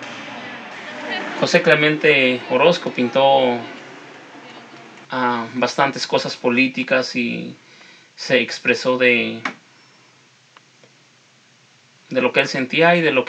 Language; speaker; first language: Spanish; native; Spanish